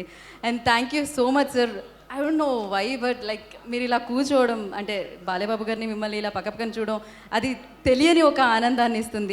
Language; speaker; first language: Telugu; native; Telugu